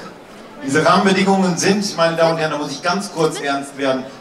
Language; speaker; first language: German; native; German